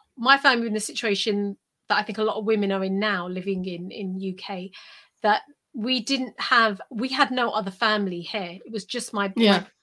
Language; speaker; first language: English; early bilingual, other home language; Urdu